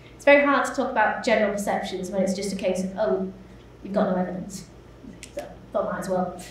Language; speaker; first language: English; native; English